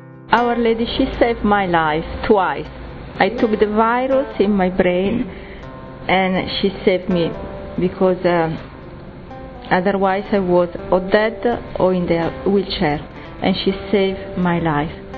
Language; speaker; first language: English; non-native, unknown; Italian